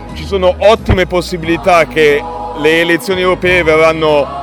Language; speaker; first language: Italian; native; Italian